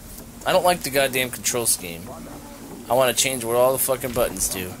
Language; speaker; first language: English; native; English